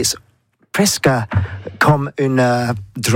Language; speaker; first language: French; non-native, learner; English